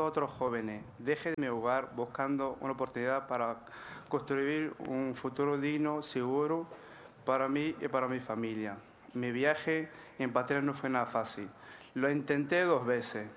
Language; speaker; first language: Spanish; non-native, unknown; Arabic